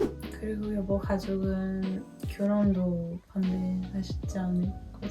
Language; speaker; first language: Korean; non-native, fluent; Dutch